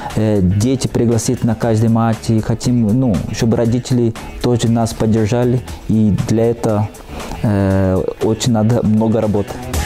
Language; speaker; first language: Russian; non-native, fluent; Portuguese